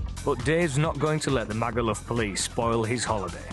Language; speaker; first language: English; native; English